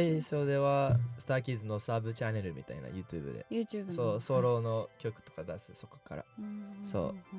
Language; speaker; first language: Japanese; non-native, fluent; English